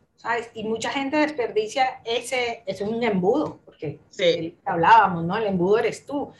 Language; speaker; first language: Spanish; native; Spanish